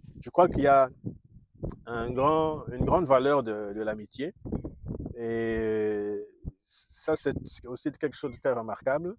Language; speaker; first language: French; non-native, local second language; Kongo